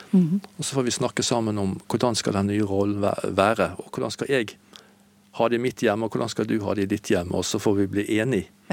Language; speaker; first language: Norwegian; native; Norwegian